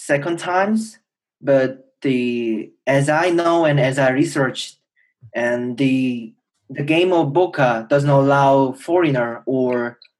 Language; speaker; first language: English; non-native, fluent; Korean